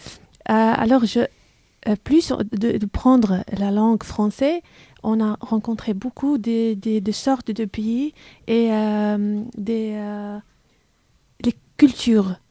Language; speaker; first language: French; non-native, learner; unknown